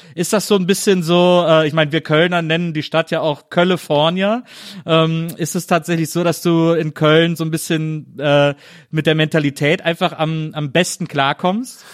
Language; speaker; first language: German; native; German